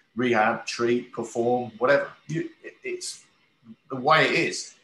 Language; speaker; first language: English; native; English